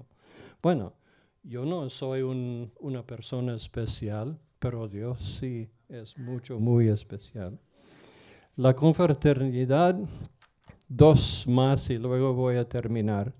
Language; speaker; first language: Spanish; non-native, fluent; English